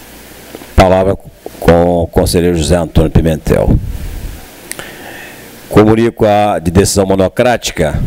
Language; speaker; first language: Portuguese; native; Portuguese